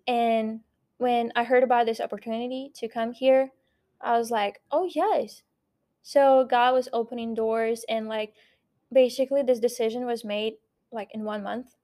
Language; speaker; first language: English; non-native, fluent; Ukrainian